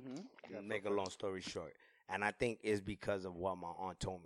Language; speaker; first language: English; native; English